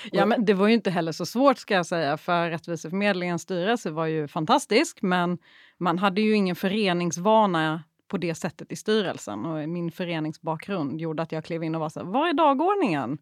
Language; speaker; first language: Swedish; early bilingual, other home language; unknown